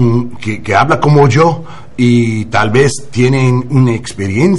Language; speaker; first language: Spanish; non-native, learner; English